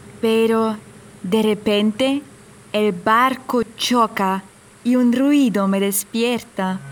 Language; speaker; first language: Spanish; non-native, fluent; German